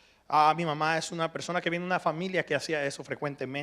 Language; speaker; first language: Spanish; early bilingual, heritage; Spanish